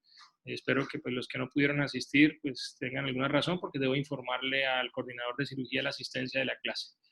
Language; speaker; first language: Spanish; native; Spanish